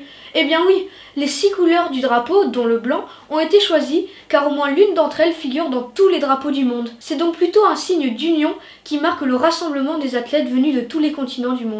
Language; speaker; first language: French; native; French